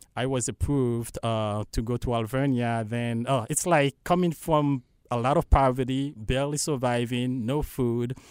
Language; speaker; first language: English; non-native, fluent; Haitian Creole